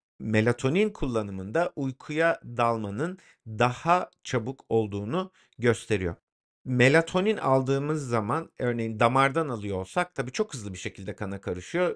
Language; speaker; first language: Turkish; native; Turkish